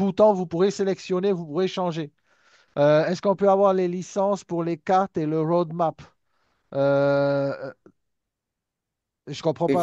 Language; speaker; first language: French; native; French